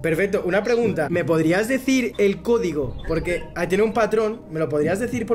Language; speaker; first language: Spanish; native; Spanish